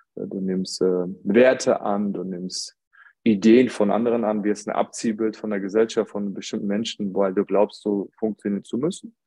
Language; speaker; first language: German; early bilingual, other home language; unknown